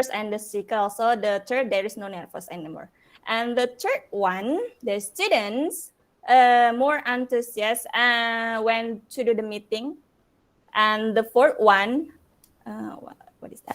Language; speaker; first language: English; non-native, learner; Indonesian